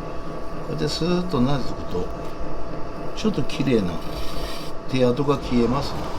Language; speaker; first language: Japanese; native; Japanese